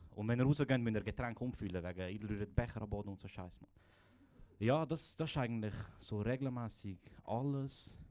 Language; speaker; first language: German; early bilingual, other home language; Croatian